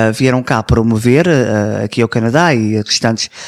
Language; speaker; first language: Portuguese; early bilingual, heritage; English